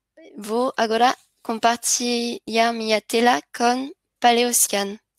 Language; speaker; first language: Spanish; non-native, learner; French